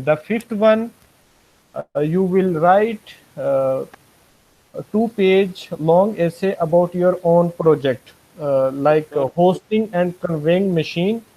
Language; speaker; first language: English; non-native, fluent; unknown